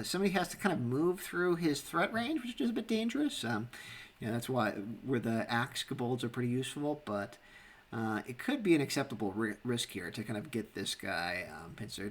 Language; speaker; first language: English; native; English